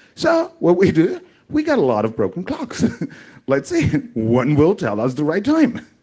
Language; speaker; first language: English; non-native, fluent; German